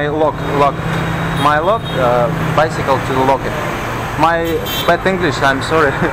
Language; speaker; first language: English; non-native, learner; Russian